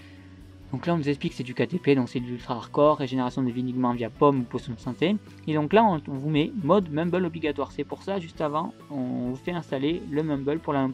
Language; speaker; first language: French; native; French